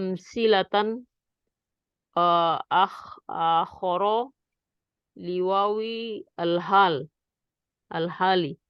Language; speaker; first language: Arabic; non-native, fluent; Indonesian